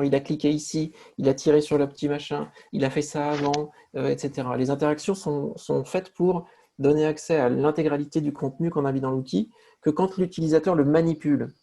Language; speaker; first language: French; native; French